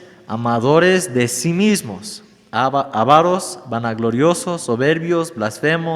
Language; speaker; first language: Spanish; non-native, fluent; English